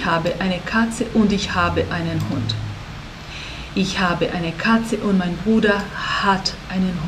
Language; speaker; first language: German; non-native, fluent; Portuguese